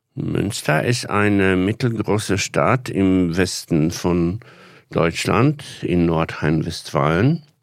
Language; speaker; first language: German; non-native, fluent; Polish